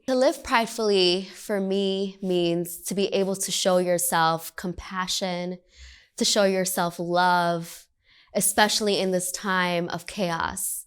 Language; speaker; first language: English; early bilingual, other home language; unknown